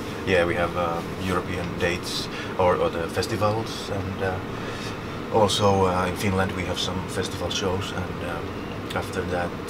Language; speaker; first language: English; non-native, fluent; Finnish